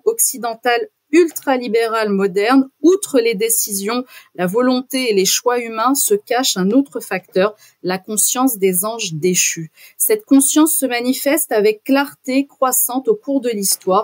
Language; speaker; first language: French; native; French